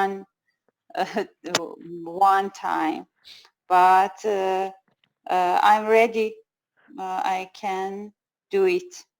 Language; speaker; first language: English; non-native, learner; Persian